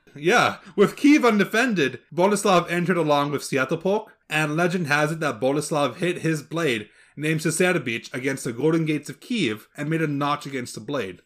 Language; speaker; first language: English; native; English